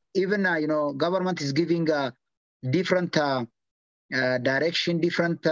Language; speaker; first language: English; non-native, local second language; Amharic